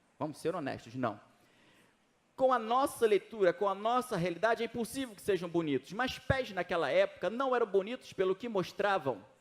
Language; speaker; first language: Portuguese; native; Portuguese